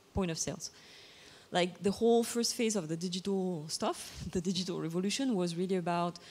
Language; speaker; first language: English; non-native, fluent; Bulgarian